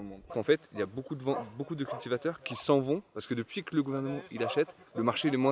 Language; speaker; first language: French; native; French